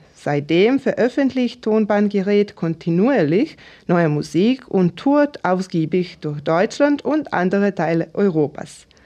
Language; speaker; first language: German; non-native, fluent; Serbian